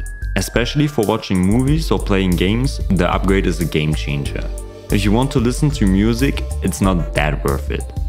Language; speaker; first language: English; non-native, fluent; German